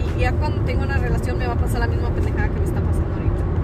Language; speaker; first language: Spanish; early bilingual, heritage; Spanish